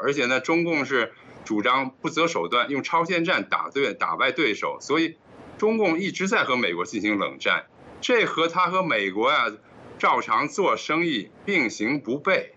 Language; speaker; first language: Chinese; native; Chinese